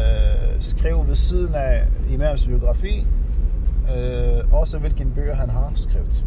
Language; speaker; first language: Danish; non-native, fluent; Arabic